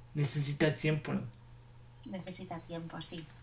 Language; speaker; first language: Spanish; native; Spanish